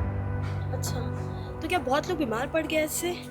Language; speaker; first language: Hindi; native; Hindi